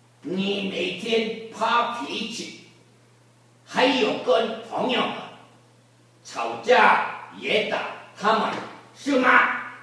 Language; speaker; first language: Chinese; non-native, learner; Korean